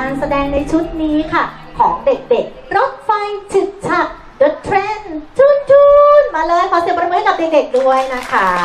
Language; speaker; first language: Thai; native; Thai